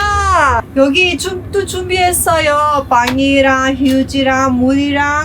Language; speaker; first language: Korean; non-native, learner; Persian